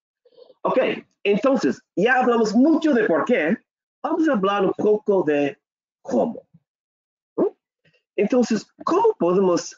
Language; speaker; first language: Spanish; non-native, learner; English